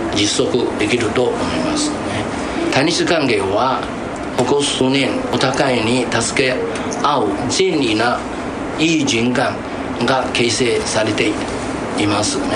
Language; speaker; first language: Japanese; non-native, fluent; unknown